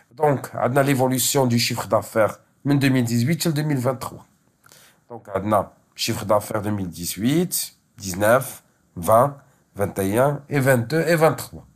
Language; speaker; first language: French; non-native, local second language; Arabic